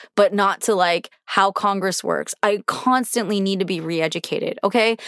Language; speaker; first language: English; native; English